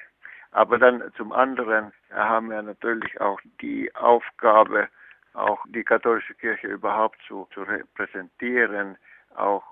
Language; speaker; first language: German; non-native, fluent; Finnish